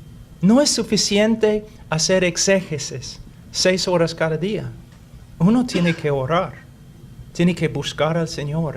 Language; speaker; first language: Spanish; non-native, fluent; English